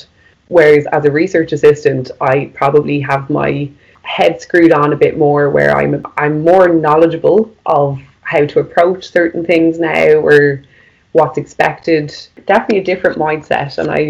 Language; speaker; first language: English; native; English